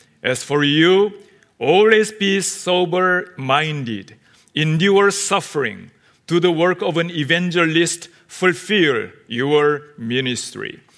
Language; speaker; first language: English; non-native, fluent; Korean